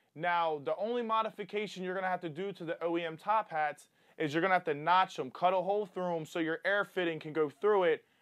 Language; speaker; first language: English; native; English